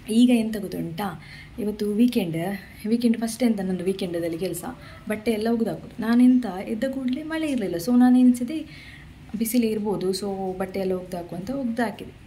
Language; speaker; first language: Kannada; non-native, local second language; Tulu